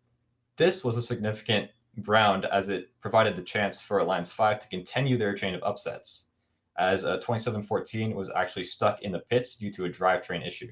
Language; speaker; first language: English; native; English